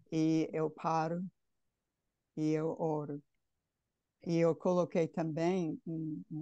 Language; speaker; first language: Portuguese; non-native, fluent; English